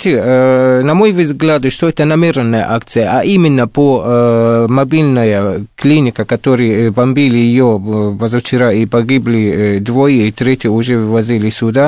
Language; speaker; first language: Russian; non-native, fluent; Arabic